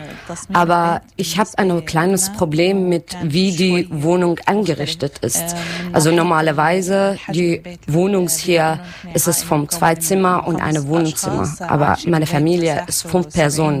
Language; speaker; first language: German; non-native, local second language; Arabic